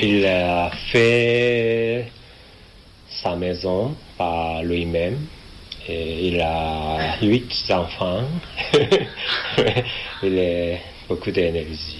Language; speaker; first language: French; non-native, learner; Japanese